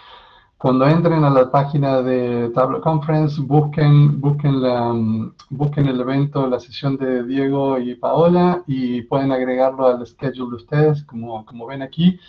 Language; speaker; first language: Spanish; native; Spanish